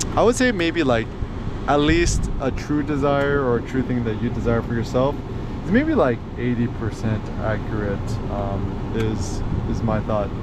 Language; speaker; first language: English; early bilingual, other home language; Korean